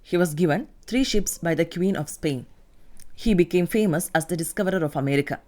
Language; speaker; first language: English; non-native, local second language; Malayalam